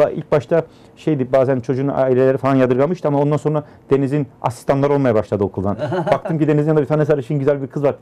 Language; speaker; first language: Turkish; native; Turkish